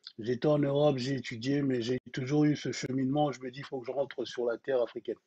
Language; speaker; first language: French; non-native, local second language; Lingala